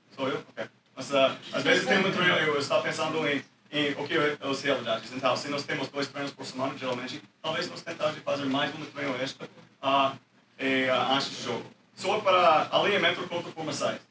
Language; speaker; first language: Portuguese; non-native, learner; English